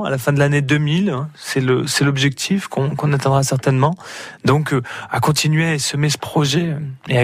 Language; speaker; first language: French; native; French